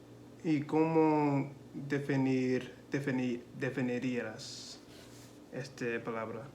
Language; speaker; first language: Spanish; non-native, learner; English